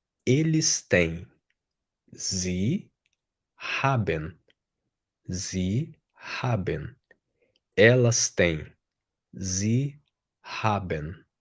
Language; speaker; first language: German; non-native, fluent; Portuguese